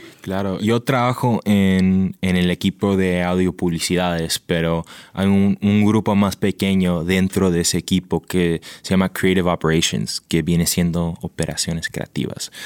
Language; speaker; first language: Spanish; early bilingual, heritage; Spanish